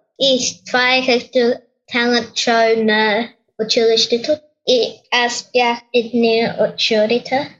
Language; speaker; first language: Bulgarian; early bilingual, heritage; Bulgarian